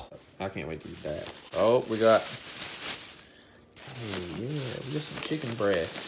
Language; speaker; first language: English; native; English